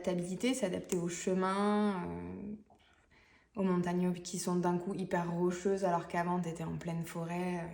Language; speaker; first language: French; native; French